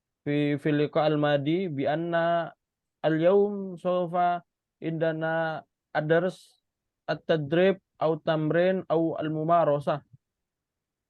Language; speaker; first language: Arabic; non-native, fluent; Indonesian